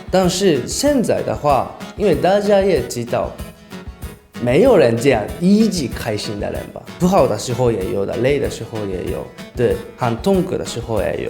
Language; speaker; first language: Chinese; non-native, learner; Japanese